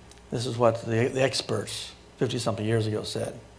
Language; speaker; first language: English; native; English